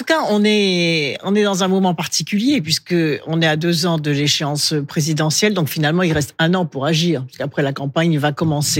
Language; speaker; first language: French; native; French